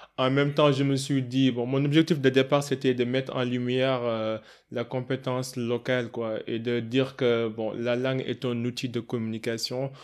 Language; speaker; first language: French; non-native, local second language; Wolof